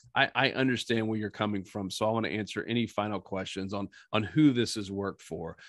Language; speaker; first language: English; native; English